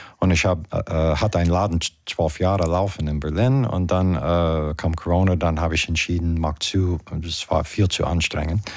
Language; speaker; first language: German; non-native, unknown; English